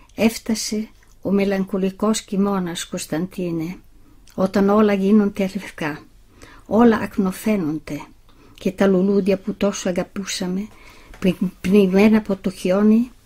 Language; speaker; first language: Greek; non-native, fluent; Italian